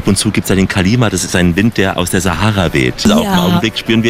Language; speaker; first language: German; native; German